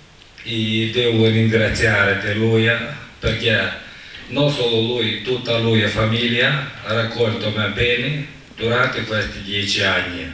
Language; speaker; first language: Italian; non-native, learner; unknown